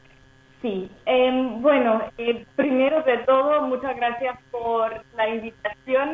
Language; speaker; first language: Spanish; non-native, fluent; German